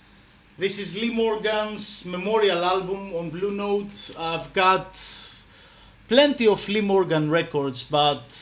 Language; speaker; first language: English; non-native, fluent; Greek